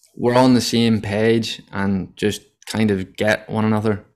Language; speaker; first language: English; native; English